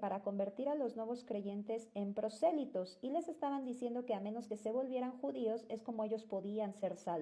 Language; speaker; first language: Spanish; native; Spanish